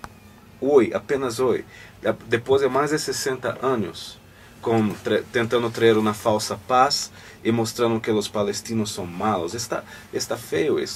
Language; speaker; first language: Spanish; non-native, fluent; Portuguese